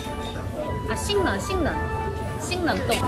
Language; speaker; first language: Chinese; non-native, learner; Korean